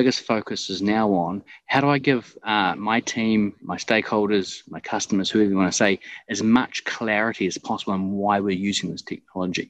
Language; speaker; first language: English; native; English